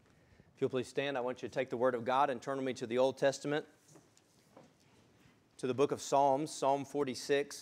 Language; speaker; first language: English; native; English